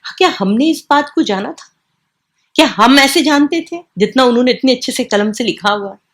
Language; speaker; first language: Urdu; native; Urdu